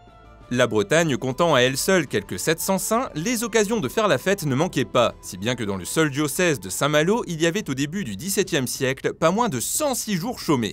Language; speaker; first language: French; native; French